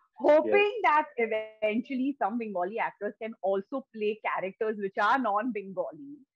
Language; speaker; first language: English; non-native, local second language; Bangla